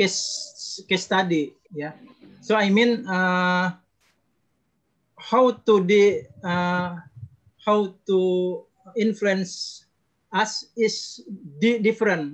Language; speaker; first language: English; non-native, learner; Indonesian